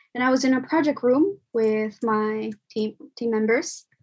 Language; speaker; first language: English; non-native, fluent; Indonesian